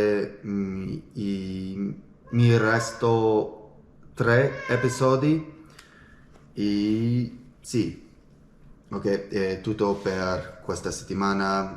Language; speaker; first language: Italian; non-native, learner; English